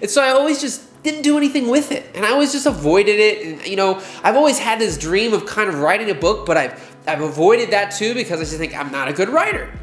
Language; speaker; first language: English; native; English